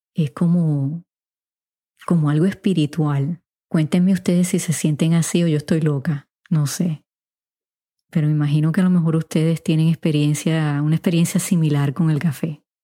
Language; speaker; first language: Spanish; native; Spanish